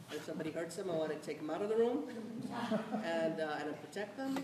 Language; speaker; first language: English; native; English